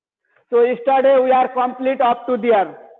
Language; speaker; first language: English; non-native, learner; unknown